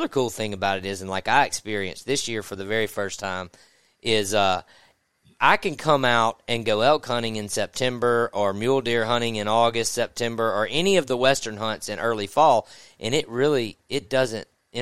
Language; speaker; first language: English; native; English